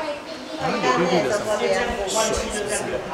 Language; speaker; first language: Chinese; native; Chinese